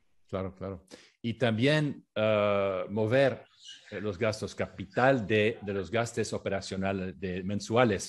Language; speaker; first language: Spanish; non-native, fluent; French